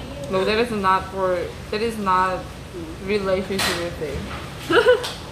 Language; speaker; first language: English; non-native, learner; Korean